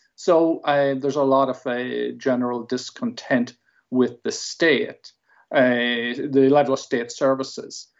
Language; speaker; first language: English; native; English